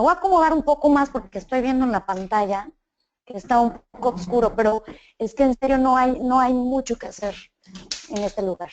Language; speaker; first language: Spanish; native; Spanish